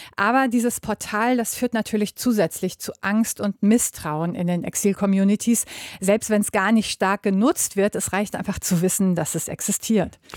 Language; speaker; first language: German; native; German